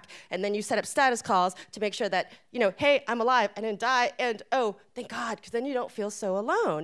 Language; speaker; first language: English; native; English